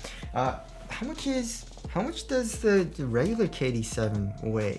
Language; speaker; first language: English; native; English